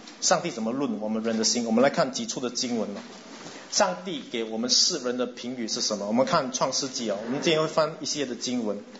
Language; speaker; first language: Chinese; non-native, local second language; English